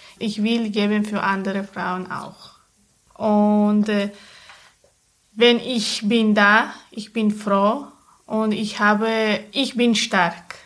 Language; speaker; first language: German; non-native, learner; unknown